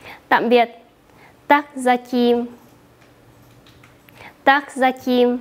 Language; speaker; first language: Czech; non-native, fluent; Vietnamese